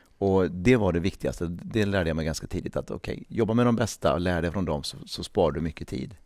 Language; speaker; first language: Swedish; native; Swedish